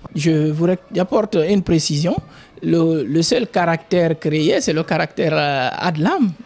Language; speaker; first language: French; non-native, local second language; Fula